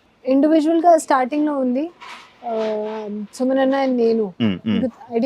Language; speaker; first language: Telugu; non-native, learner; Hindi